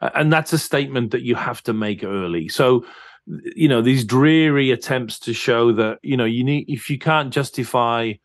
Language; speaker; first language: English; native; English